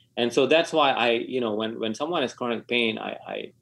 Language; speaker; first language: English; non-native, local second language; Tamil